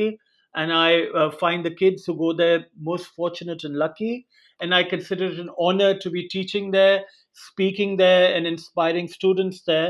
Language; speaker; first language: English; non-native, local second language; Hindi